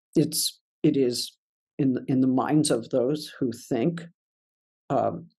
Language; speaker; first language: English; native; English